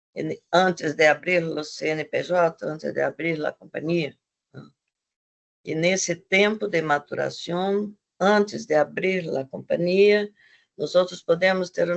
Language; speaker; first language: Portuguese; non-native, fluent; Spanish